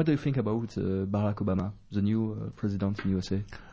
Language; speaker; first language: English; non-native, learner; French